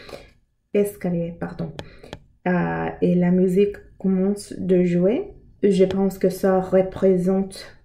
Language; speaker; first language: French; non-native, learner; English